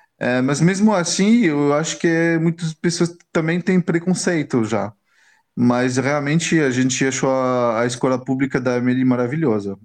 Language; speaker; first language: Portuguese; non-native, fluent; French